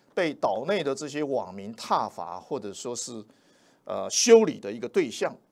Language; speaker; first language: Chinese; native; Chinese